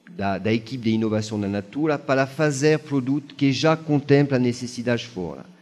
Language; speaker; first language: Portuguese; non-native, fluent; French